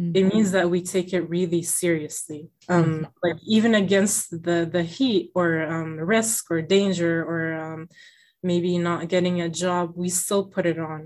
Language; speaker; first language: English; native; English